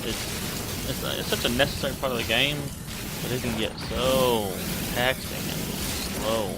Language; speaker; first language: English; native; English